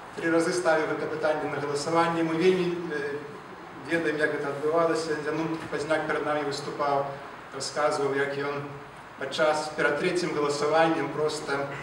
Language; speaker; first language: Belarusian; non-native, local second language; Russian